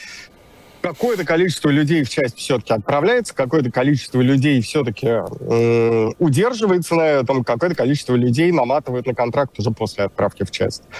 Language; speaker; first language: Russian; native; Russian